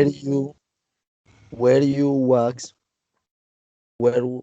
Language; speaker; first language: English; non-native, learner; Spanish